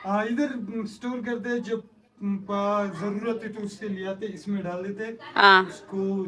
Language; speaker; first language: Hindi; non-native, fluent; Pashto